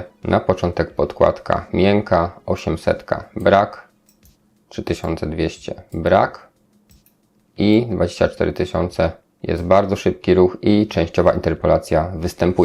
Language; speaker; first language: Polish; native; Polish